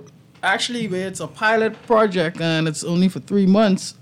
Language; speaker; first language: English; native; English